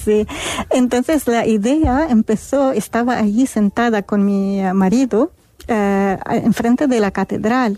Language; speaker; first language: Spanish; non-native, fluent; Arabic